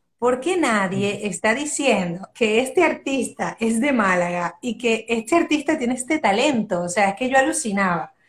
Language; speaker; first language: Spanish; native; Spanish